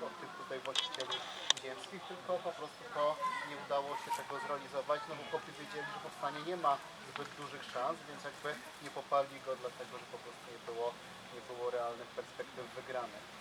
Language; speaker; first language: Polish; native; Polish